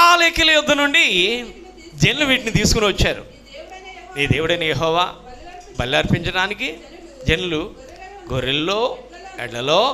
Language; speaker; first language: Telugu; native; Telugu